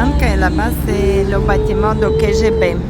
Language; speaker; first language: French; non-native, learner; Russian